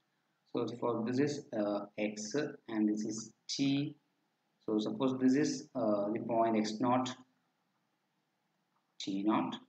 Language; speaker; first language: English; non-native, local second language; Malayalam